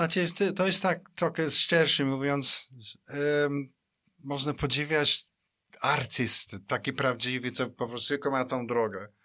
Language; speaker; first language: Polish; non-native, fluent; English